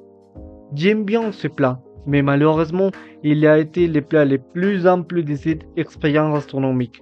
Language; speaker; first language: French; non-native, learner; Spanish